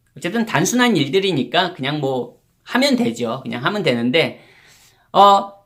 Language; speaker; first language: Korean; native; Korean